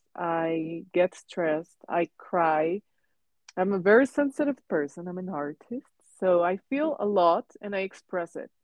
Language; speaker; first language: English; non-native, fluent; Spanish